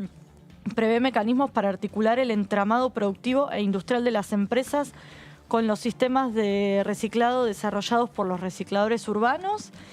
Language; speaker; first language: Spanish; native; Spanish